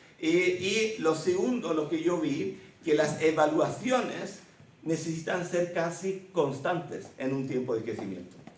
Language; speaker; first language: Spanish; early bilingual, other home language; Swedish